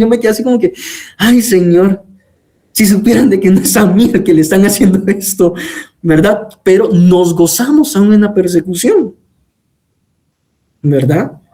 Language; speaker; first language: Spanish; native; Spanish